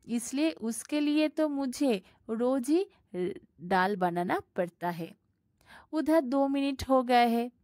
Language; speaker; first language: Hindi; non-native, local second language; Bangla